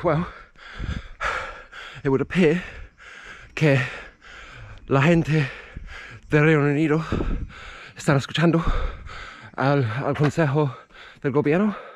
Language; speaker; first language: Spanish; non-native, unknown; English